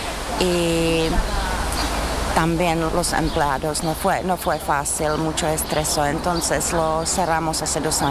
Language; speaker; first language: Spanish; non-native, learner; Czech